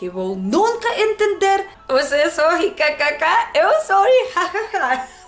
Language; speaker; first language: Portuguese; non-native, learner; Russian